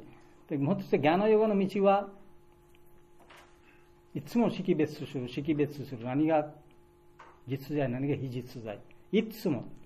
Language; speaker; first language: Japanese; non-native, fluent; Bangla